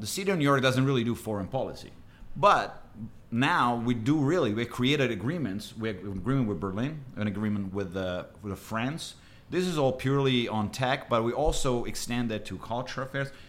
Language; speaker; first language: English; non-native, fluent; Italian